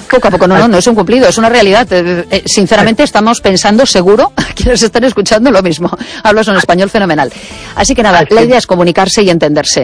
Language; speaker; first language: Spanish; native; Spanish